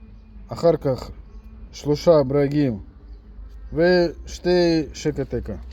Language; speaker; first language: Hebrew; non-native, learner; Russian